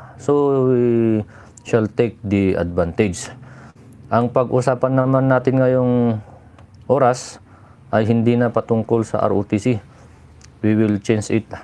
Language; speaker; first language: Filipino; non-native, local second language; Iloko